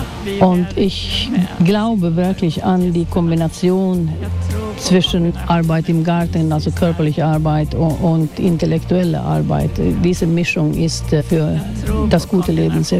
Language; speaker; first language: German; non-native, fluent; Swedish